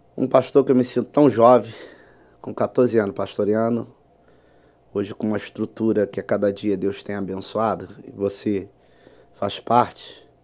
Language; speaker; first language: Portuguese; native; Portuguese